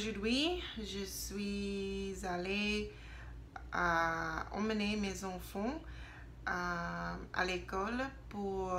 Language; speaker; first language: French; non-native, learner; English